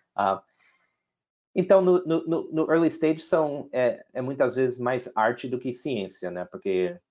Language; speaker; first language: Portuguese; non-native, fluent; English